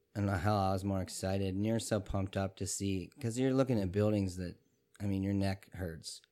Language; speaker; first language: English; early bilingual, other home language; Italian